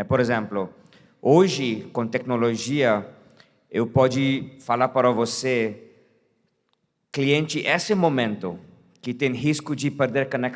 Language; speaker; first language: Portuguese; non-native, fluent; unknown